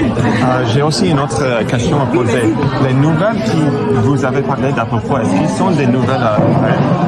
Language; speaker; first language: French; non-native, learner; English